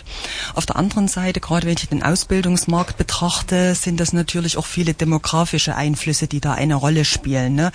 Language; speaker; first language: German; native; German